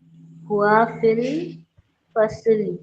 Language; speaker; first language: Arabic; non-native, learner; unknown